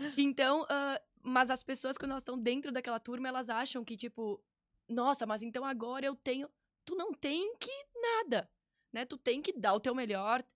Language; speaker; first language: Portuguese; native; Portuguese